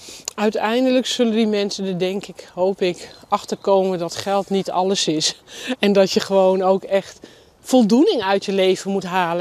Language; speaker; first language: Dutch; native; Dutch